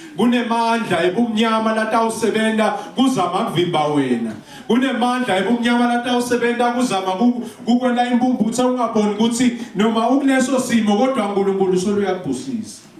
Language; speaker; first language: Zulu; non-native, local second language; Swati